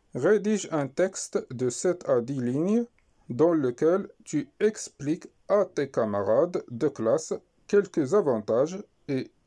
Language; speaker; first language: French; non-native, local second language; Arabic